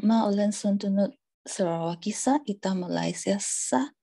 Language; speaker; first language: Finnish; non-native, learner; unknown